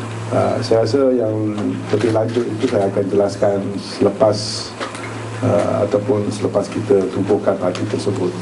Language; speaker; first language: Malay; native; Malay